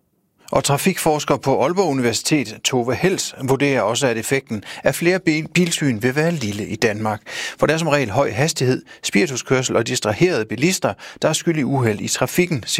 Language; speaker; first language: Danish; native; Danish